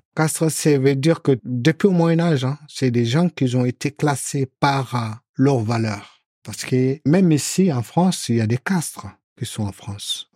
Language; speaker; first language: French; non-native, local second language; Soninke